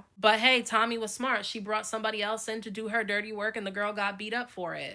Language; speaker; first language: English; native; English